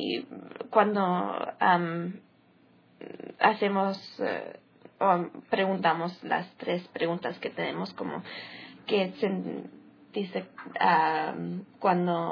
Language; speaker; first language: Spanish; early bilingual, heritage; English